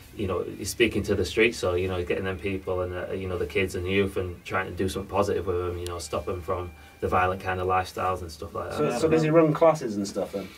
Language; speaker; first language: English; native; English